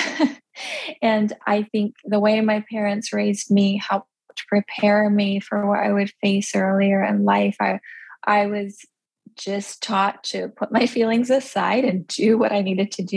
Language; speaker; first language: English; early bilingual, other home language; Pennsylvania German